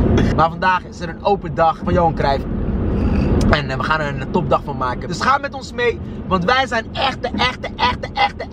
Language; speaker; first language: Dutch; native; Dutch